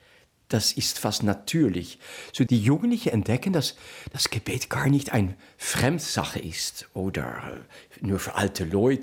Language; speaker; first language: German; non-native, fluent; Dutch